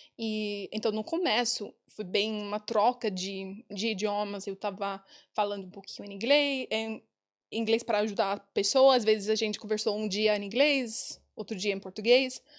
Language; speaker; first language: Portuguese; non-native, fluent; English